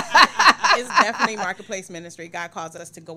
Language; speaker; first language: English; native; English